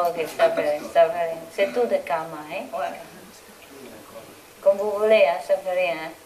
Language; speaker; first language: French; non-native, learner; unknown